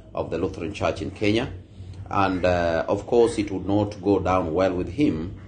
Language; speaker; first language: English; non-native, local second language; Luo (Kenya and Tanzania)